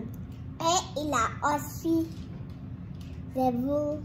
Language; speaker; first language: French; non-native, learner; English